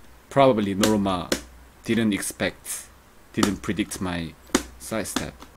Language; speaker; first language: English; non-native, fluent; Korean